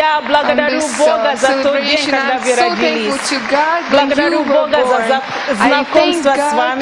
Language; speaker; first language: Russian; non-native, fluent; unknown